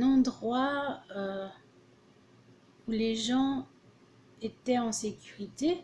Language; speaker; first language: French; early bilingual, other home language; Portuguese